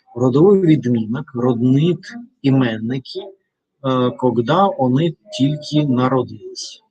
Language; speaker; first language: Ukrainian; non-native, learner; Russian